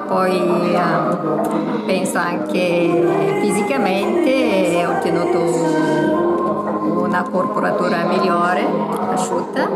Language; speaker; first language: Italian; non-native, fluent; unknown